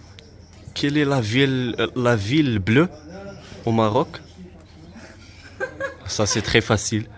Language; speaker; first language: French; non-native, learner; Arabic